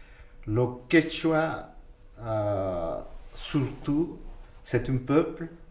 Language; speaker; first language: French; non-native, fluent; Quechua